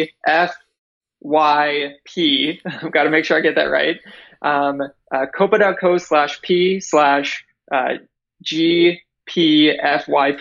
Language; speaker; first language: English; native; English